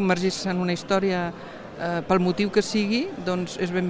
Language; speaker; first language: Catalan; native; Catalan